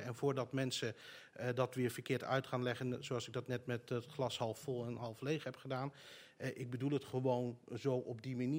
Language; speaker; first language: Dutch; native; Dutch